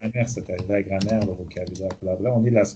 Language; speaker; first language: French; non-native, fluent; Persian